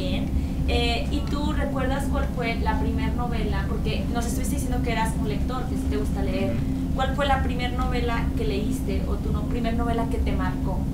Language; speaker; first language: Spanish; native; Spanish